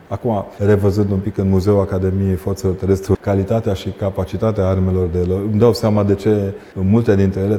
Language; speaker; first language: Romanian; native; Romanian